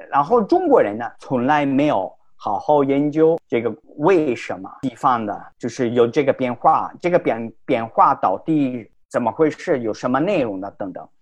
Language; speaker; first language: Chinese; non-native, fluent; Italian